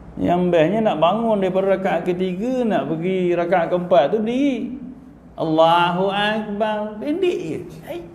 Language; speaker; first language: Malay; native; Malay